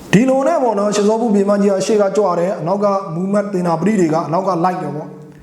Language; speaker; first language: Burmese; non-native, local second language; Mon